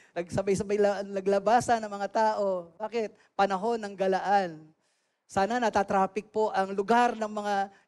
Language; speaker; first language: Filipino; native; Filipino